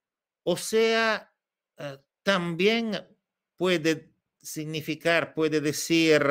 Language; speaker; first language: Spanish; non-native, fluent; Italian